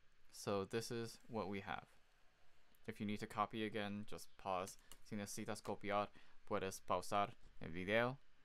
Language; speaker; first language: English; native; English